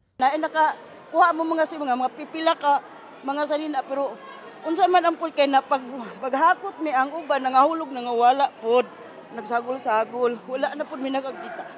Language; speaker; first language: Cebuano; native; Cebuano